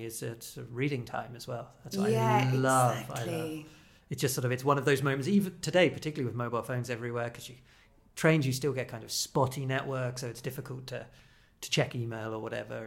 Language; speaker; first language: English; native; English